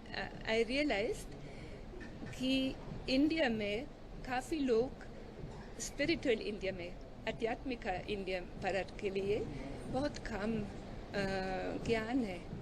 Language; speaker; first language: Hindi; non-native, learner; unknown